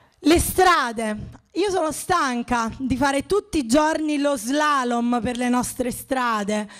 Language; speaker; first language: Italian; native; Italian